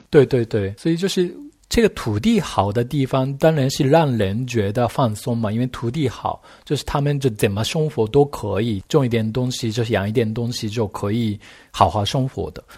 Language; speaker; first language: Chinese; non-native, fluent; Japanese